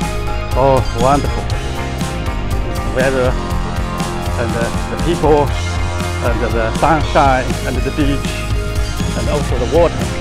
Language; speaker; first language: English; non-native, learner; Chinese